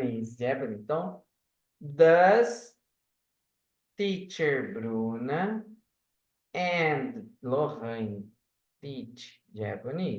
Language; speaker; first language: English; non-native, fluent; Portuguese